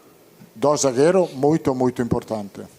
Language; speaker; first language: Portuguese; non-native, fluent; Italian